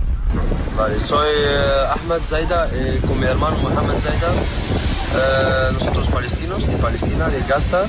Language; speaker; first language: Spanish; non-native, learner; Arabic